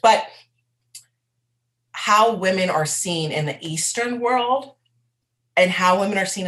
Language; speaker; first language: English; native; English